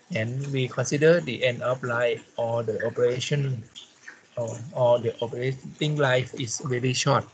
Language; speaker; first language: English; non-native, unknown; Thai